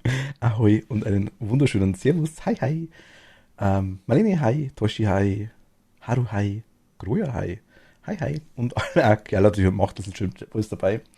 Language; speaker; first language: German; native; German